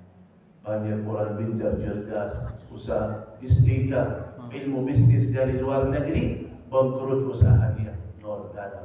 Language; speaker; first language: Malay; non-native, fluent; Arabic